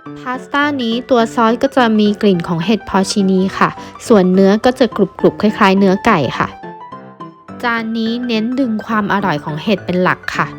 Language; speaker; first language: Thai; native; Thai